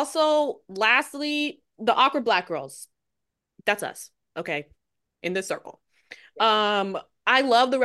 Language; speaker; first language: English; native; English